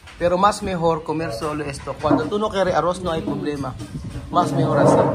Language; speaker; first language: Spanish; non-native, learner; Filipino